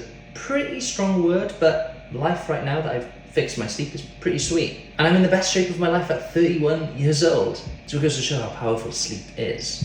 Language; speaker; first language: English; native; English